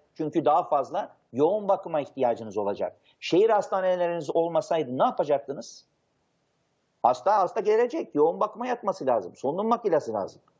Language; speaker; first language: Turkish; native; Turkish